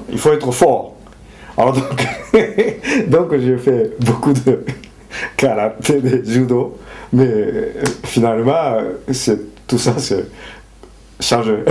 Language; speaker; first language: French; non-native, fluent; Japanese